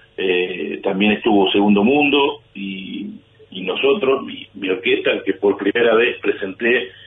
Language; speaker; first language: Spanish; native; Spanish